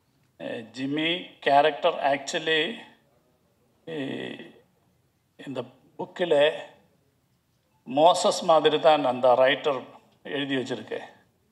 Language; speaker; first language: Tamil; non-native, learner; Malayalam